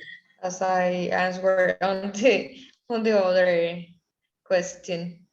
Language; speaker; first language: English; non-native, learner; Spanish